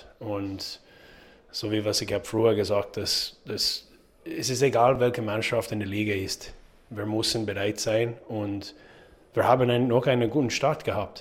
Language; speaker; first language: German; non-native, learner; English